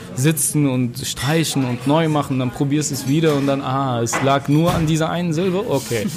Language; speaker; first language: German; early bilingual, other home language; Arabic